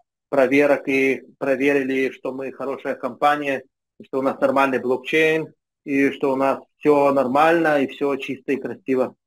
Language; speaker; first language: Russian; non-native, fluent; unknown